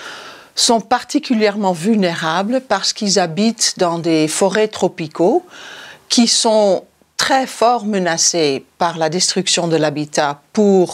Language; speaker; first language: French; non-native, fluent; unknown